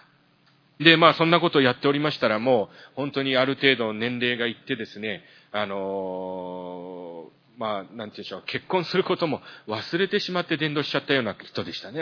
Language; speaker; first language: Japanese; early bilingual, heritage; Japanese